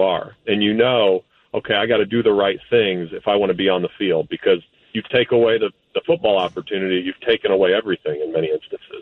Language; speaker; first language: English; native; English